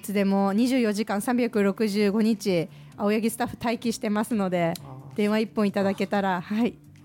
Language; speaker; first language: Japanese; native; Japanese